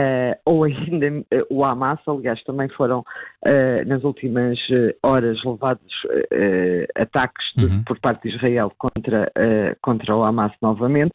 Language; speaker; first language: Portuguese; native; Portuguese